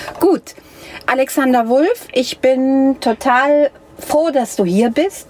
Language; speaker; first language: German; native; German